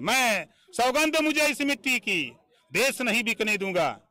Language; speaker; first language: Hindi; native; Hindi